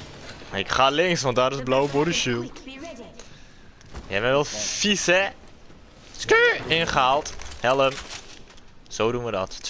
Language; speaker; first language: Dutch; early bilingual, other home language; Turkish